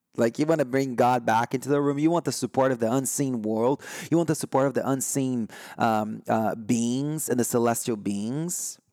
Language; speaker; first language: English; non-native, fluent; Portuguese